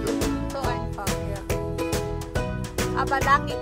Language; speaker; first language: German; non-native, learner; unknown